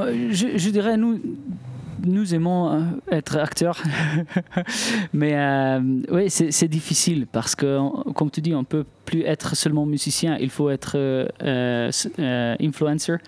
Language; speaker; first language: French; non-native, local second language; Italian